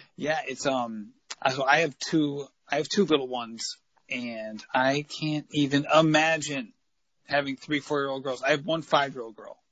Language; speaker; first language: English; native; English